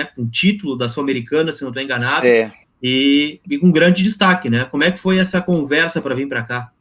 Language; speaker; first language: Portuguese; native; Portuguese